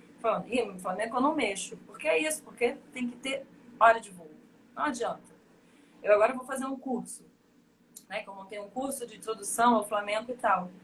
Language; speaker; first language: Portuguese; native; Portuguese